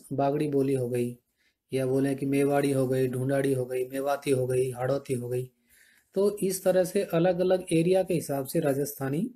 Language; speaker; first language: Hindi; native; Hindi